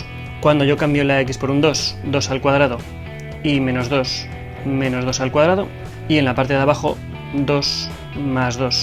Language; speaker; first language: Spanish; native; Spanish